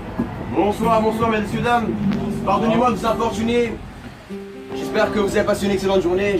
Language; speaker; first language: French; native; French